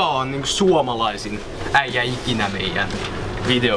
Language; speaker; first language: Finnish; native; Finnish